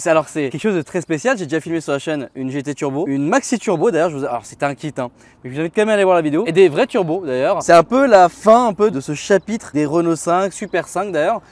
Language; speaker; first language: French; native; French